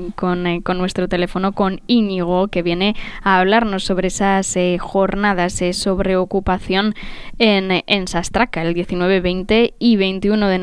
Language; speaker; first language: Spanish; native; Spanish